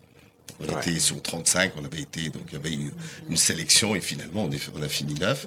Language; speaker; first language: French; non-native, fluent; Portuguese